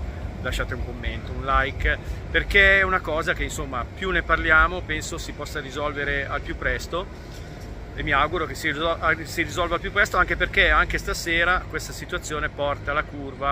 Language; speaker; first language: Italian; native; Italian